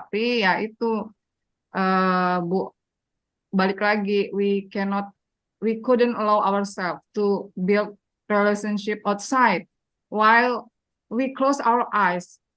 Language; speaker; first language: English; non-native, learner; Indonesian